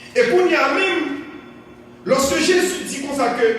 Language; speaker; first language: French; non-native, local second language; Haitian Creole